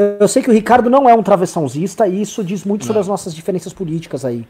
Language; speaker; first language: Portuguese; native; Portuguese